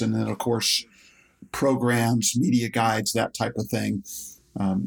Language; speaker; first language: English; native; English